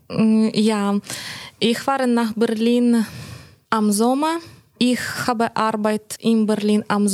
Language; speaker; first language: German; non-native, learner; Ukrainian